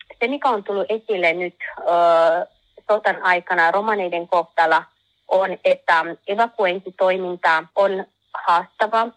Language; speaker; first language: Finnish; non-native, learner; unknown